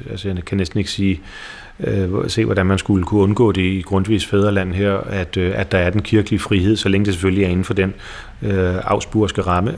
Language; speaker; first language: Danish; native; Danish